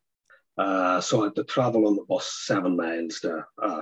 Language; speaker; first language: English; native; English